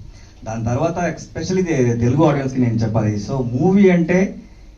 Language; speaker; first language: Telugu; non-native, learner; Kannada